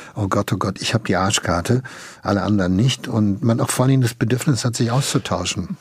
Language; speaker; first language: German; native; German